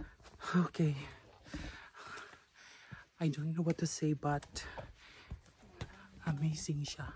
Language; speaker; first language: English; non-native, local second language; Cebuano